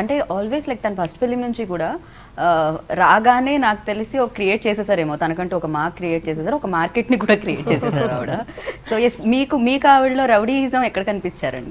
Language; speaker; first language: Telugu; native; Telugu